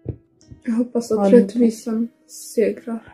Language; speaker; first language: Swedish; early bilingual, other home language; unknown